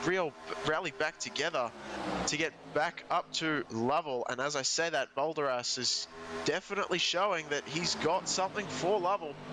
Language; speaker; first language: English; native; English